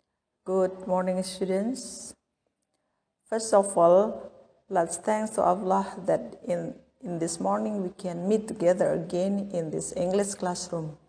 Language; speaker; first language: English; non-native, learner; Indonesian